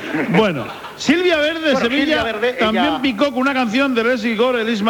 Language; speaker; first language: Spanish; native; Spanish